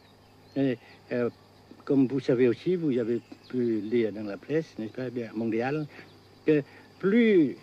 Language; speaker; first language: French; non-native, fluent; Vietnamese